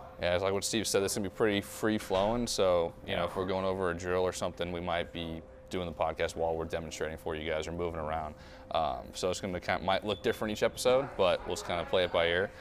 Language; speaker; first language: English; native; English